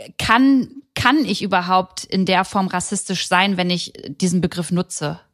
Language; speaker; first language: German; native; German